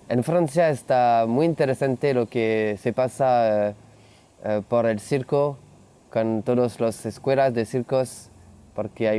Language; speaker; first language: Spanish; non-native, learner; French